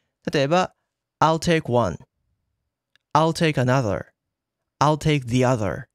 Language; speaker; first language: English; non-native, fluent; Japanese